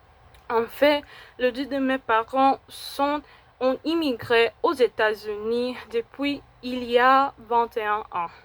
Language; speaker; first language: French; non-native, fluent; Spanish